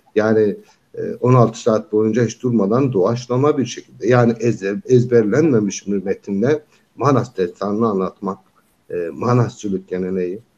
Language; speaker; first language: Turkish; non-native, local second language; Kyrgyz